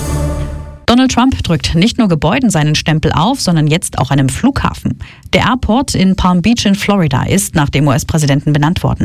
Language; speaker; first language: German; native; German